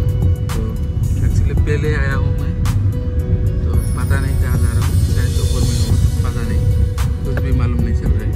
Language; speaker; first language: Hindi; non-native, local second language; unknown